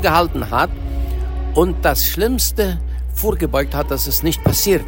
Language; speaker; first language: German; early bilingual, heritage; Low German